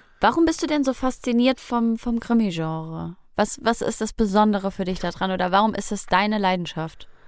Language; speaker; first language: German; native; German